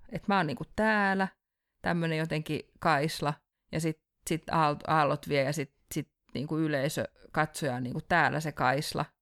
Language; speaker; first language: Finnish; native; Finnish